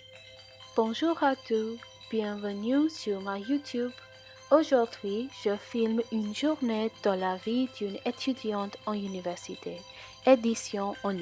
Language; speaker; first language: French; non-native, learner; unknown